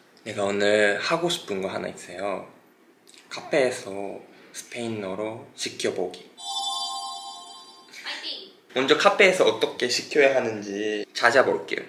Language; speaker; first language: Korean; non-native, learner; Japanese